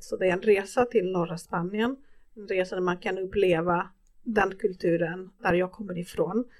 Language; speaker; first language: Swedish; non-native, fluent; Spanish